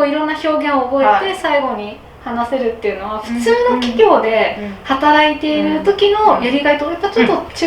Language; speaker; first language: Japanese; native; Japanese